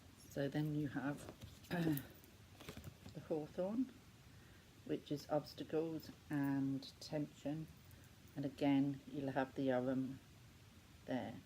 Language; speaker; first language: English; native; English